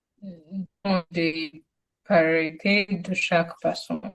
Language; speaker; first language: French; non-native, learner; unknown